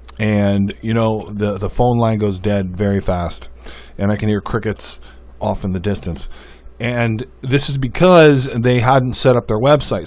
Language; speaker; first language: English; native; English